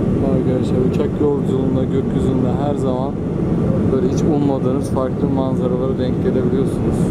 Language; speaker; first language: Turkish; native; Turkish